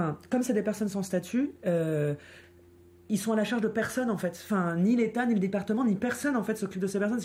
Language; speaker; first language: French; native; French